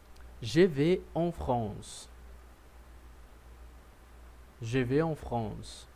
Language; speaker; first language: French; non-native, learner; Portuguese